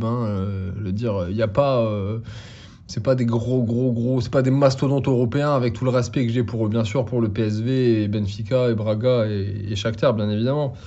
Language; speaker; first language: French; native; French